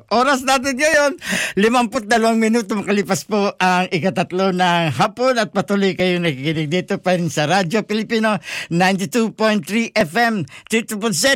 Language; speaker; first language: Filipino; non-native, local second language; Bikol